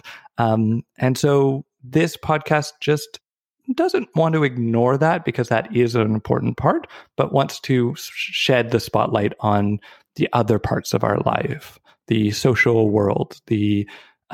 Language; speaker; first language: English; native; English